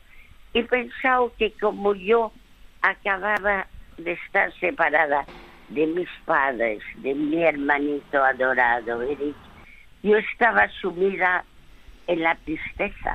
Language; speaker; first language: Spanish; early bilingual, other home language; French